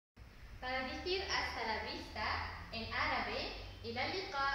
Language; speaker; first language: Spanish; non-native, learner; Arabic